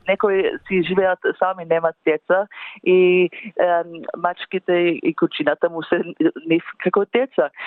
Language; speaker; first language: Macedonian; early bilingual, heritage; English